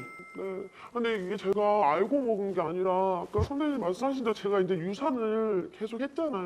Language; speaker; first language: Korean; native; Korean